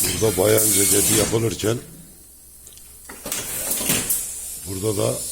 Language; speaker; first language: Turkish; native; Turkish